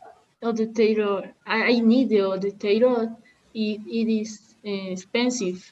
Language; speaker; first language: English; non-native, learner; Spanish